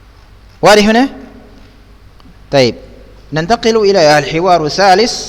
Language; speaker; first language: Arabic; non-native, fluent; Indonesian